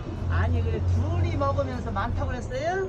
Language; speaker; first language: Korean; native; Korean